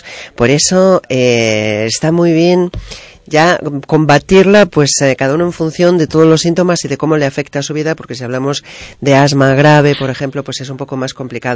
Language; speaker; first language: Spanish; native; Spanish